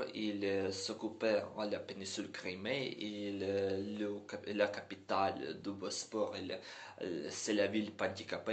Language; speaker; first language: French; non-native, learner; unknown